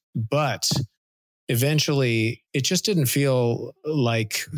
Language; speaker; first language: English; native; English